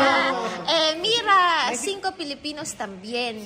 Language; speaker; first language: Spanish; non-native, learner; Filipino